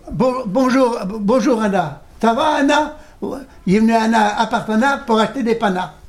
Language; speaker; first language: French; native; French